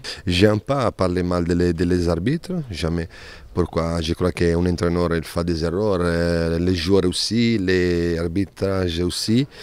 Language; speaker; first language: French; non-native, fluent; Spanish